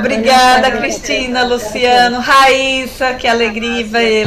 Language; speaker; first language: Portuguese; native; Portuguese